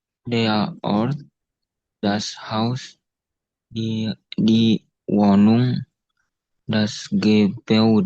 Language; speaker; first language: German; non-native, learner; Indonesian